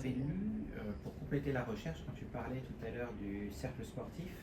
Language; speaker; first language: French; native; French